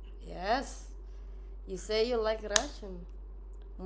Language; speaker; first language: English; non-native, learner; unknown